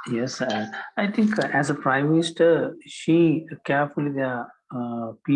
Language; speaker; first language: English; non-native, learner; Sinhala